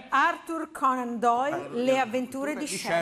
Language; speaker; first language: Italian; native; Italian